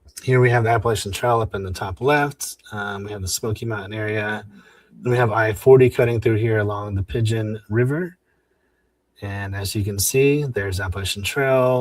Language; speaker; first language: English; native; English